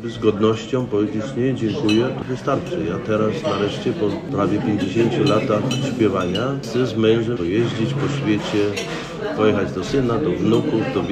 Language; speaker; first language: Polish; native; Polish